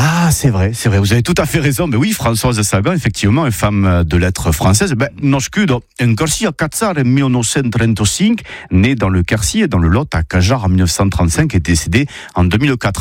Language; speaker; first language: French; native; French